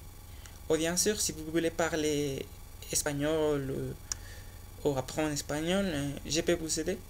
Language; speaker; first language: French; non-native, learner; Spanish